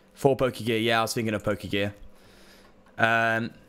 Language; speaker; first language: English; native; English